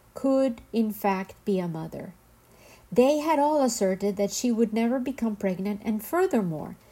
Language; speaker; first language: English; non-native, fluent; Spanish